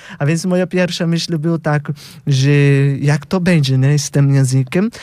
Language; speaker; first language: Polish; non-native, fluent; Portuguese